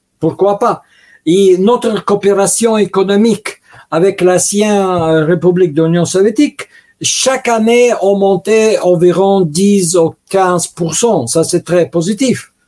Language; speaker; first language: French; non-native, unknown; Russian